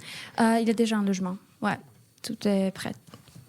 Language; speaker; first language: French; non-native, fluent; Finnish